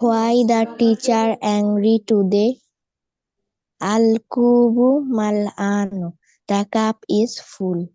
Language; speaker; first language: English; non-native, learner; Bangla